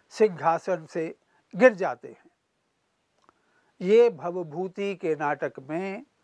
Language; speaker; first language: Hindi; native; Hindi